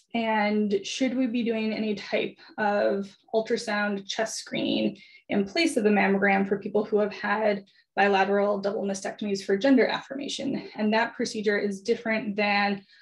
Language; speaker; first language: English; native; English